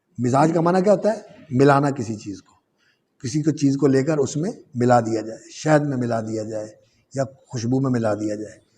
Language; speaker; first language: Urdu; non-native, local second language; Punjabi